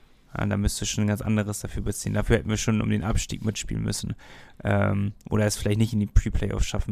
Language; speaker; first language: German; native; German